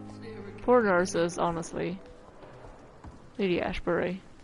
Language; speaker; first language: English; native; English